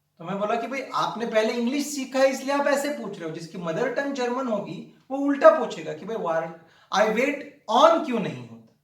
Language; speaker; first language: Hindi; non-native, local second language; Marathi